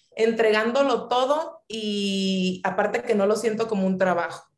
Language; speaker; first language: Spanish; native; Spanish